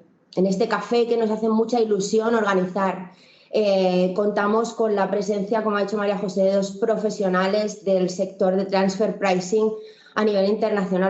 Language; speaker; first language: Spanish; native; Spanish